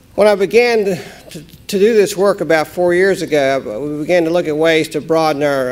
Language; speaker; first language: English; native; English